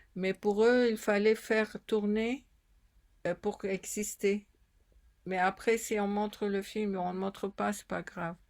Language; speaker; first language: French; non-native, fluent; Arabic